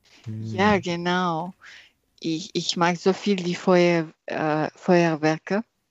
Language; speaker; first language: German; non-native, learner; French